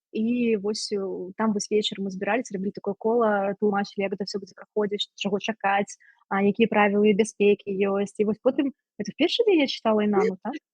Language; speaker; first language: Belarusian; non-native, local second language; Russian